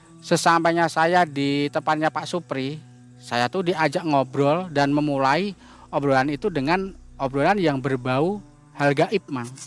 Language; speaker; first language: Indonesian; native; Indonesian